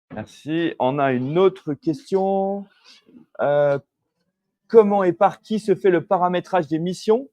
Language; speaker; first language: French; native; French